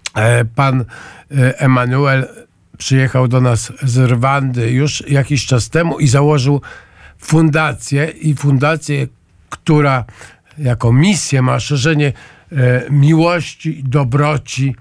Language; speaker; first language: Polish; native; Polish